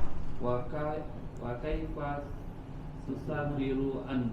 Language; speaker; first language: Arabic; non-native, learner; Indonesian